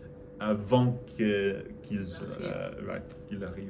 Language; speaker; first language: French; non-native, learner; English